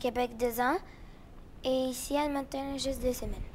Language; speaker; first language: French; early bilingual, other home language; Spanish